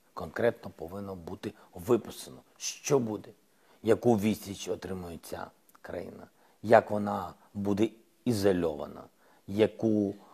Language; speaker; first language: Ukrainian; non-native, local second language; Russian